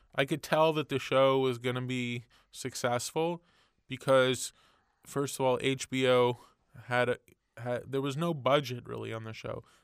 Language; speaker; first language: English; native; English